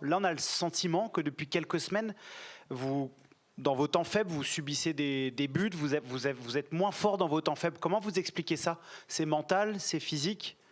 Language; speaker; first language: French; native; French